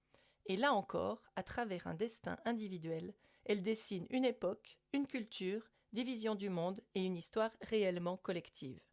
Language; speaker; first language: French; native; French